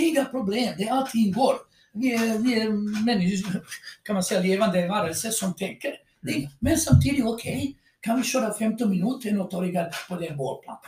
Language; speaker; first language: Swedish; non-native, fluent; Croatian